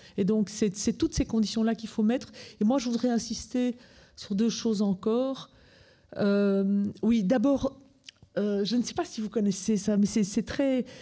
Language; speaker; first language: French; native; French